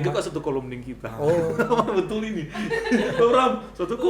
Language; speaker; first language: Indonesian; non-native, local second language; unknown